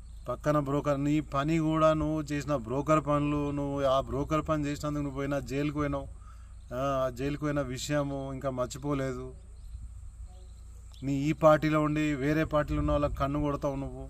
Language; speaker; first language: Telugu; native; Telugu